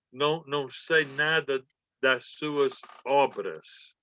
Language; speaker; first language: Portuguese; non-native, fluent; English